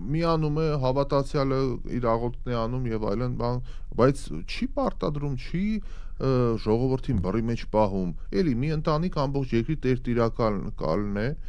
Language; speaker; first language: Armenian; native; Armenian